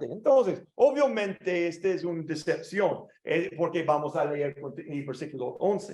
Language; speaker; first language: Spanish; non-native, learner; English